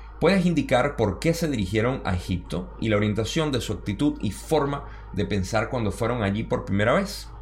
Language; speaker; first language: Spanish; early bilingual, heritage; Spanish